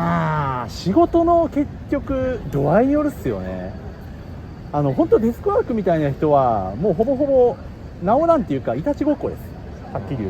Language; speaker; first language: Japanese; native; Japanese